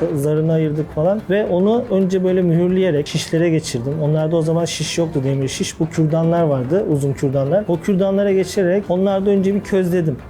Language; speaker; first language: Turkish; native; Turkish